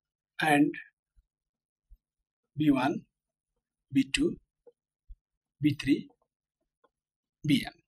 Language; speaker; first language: English; non-native, local second language; Nepali